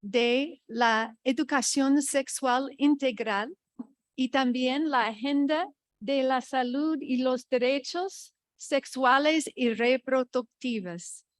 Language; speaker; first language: Spanish; non-native, fluent; English